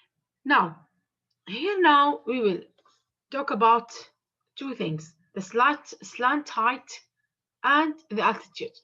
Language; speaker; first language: English; non-native, fluent; Arabic